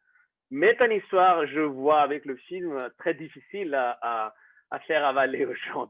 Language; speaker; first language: French; non-native, fluent; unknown